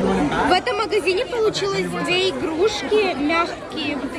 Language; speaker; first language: Russian; early bilingual, heritage; Russian